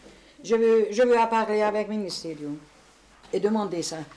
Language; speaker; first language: French; non-native, learner; Hungarian